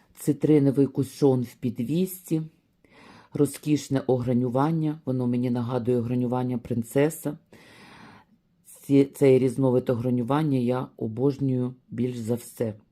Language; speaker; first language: Ukrainian; native; Ukrainian